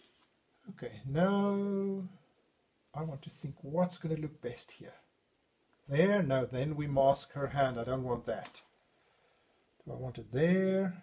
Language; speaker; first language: English; non-native, fluent; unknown